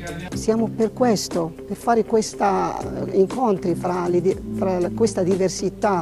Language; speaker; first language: Italian; non-native, fluent; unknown